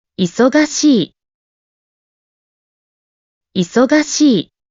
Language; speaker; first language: Japanese; native; Japanese